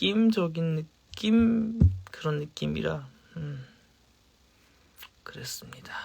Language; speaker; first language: Korean; native; Korean